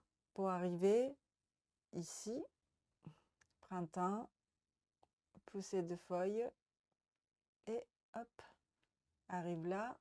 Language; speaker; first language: French; non-native, learner; Japanese